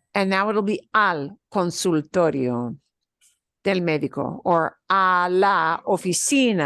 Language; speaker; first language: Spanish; non-native, fluent; English